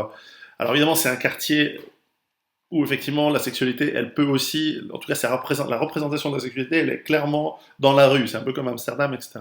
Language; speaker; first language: French; native; French